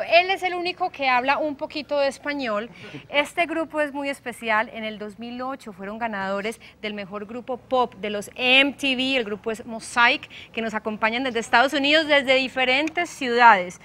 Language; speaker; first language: Spanish; non-native, fluent; English